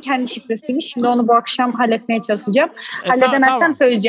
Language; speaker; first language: Turkish; native; Turkish